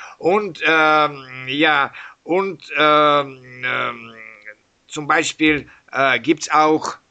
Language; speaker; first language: German; non-native, learner; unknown